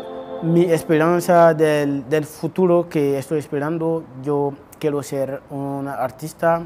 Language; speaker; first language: Spanish; non-native, fluent; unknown